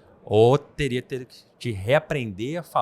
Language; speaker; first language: Portuguese; native; Portuguese